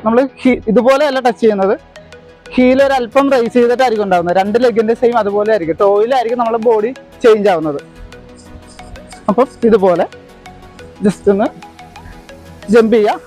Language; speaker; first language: Malayalam; native; Malayalam